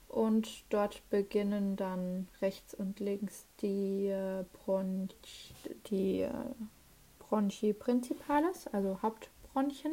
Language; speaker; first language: German; native; German